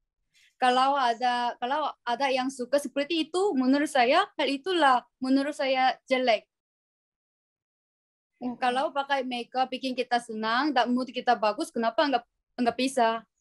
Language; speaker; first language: Indonesian; non-native, learner; Korean